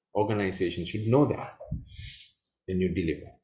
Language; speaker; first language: English; non-native, local second language; Sinhala